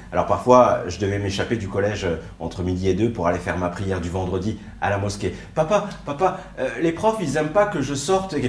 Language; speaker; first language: French; early bilingual, other home language; Riffian